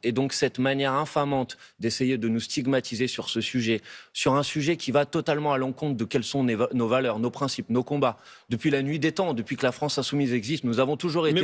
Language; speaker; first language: French; native; French